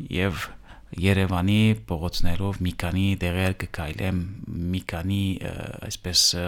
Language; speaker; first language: Armenian; early bilingual, heritage; Armenian